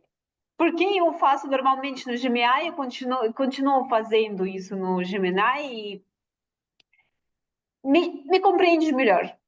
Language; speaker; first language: Portuguese; non-native, fluent; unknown